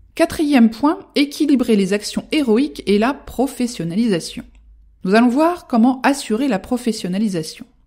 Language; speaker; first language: French; native; French